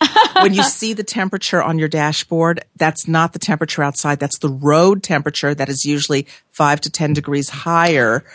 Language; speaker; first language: English; native; English